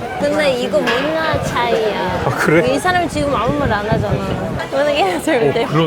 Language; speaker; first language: Korean; non-native, fluent; Dutch